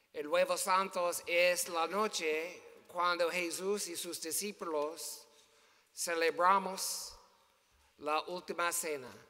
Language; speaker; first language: Spanish; non-native, learner; English